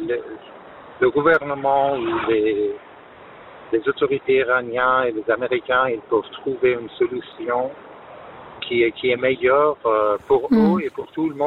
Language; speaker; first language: French; non-native, fluent; Persian